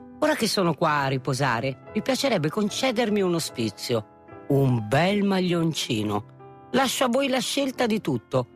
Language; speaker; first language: Italian; native; Italian